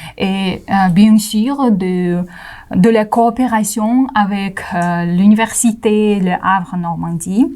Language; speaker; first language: French; non-native, fluent; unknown